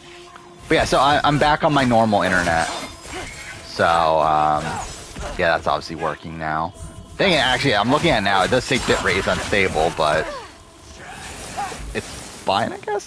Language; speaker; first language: English; native; English